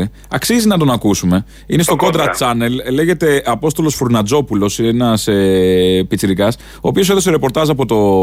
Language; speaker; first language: Greek; native; Greek